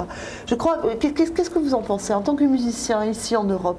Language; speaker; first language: French; non-native, fluent; German